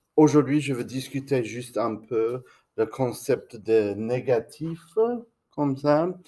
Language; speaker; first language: French; non-native, fluent; English